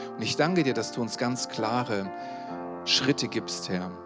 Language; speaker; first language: German; native; German